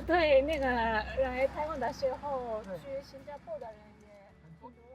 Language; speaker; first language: Chinese; non-native, learner; Japanese